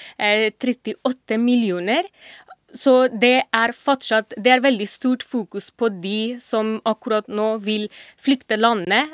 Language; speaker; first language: Norwegian; non-native, fluent; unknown